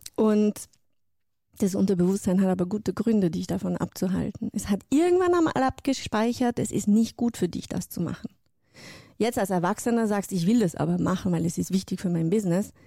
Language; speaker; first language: German; non-native, fluent; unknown